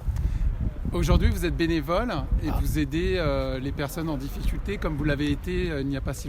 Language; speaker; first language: French; native; French